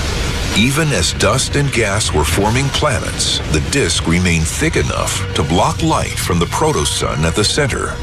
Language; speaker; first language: English; native; English